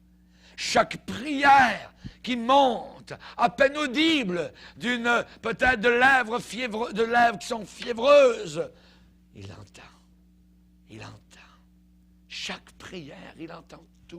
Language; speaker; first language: French; native; French